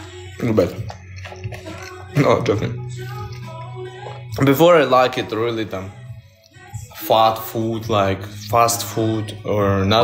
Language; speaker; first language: English; non-native, learner; Russian